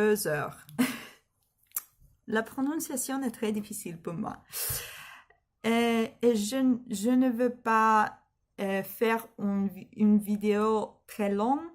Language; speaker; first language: French; non-native, learner; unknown